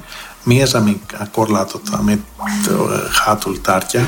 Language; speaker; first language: Hungarian; non-native, learner; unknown